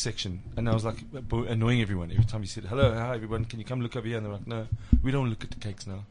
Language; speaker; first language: English; native; English